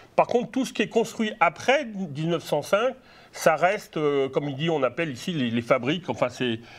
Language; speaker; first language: French; native; French